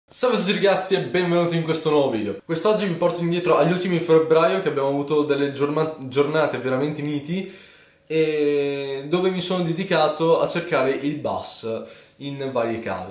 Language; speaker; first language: Italian; native; Italian